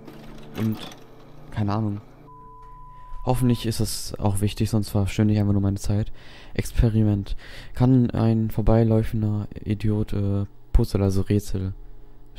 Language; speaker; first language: German; native; German